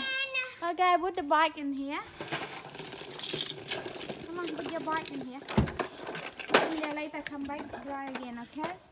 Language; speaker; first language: English; non-native, learner; Vietnamese